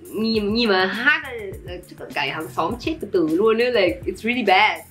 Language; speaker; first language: Vietnamese; early bilingual, other home language; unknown